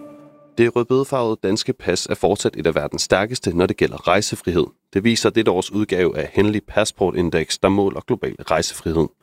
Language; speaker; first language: Danish; native; Danish